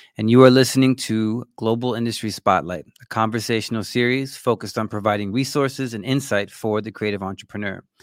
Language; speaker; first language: English; native; English